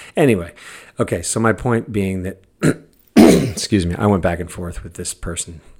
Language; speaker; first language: English; native; English